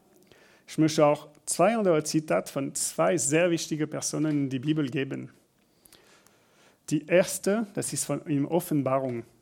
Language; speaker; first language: German; non-native, learner; French